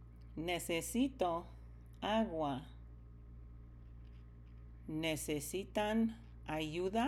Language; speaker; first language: Spanish; non-native, learner; English